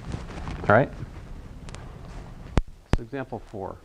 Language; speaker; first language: English; native; English